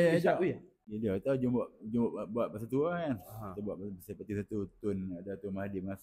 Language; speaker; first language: Malay; native; Malay